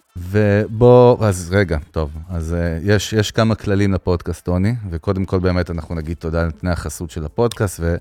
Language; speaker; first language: Hebrew; native; Hebrew